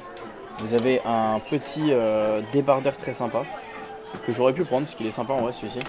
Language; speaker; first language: French; native; French